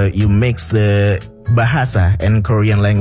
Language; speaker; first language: English; non-native, fluent; Indonesian